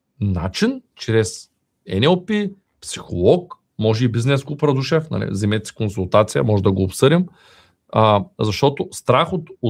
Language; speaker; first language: Bulgarian; native; Bulgarian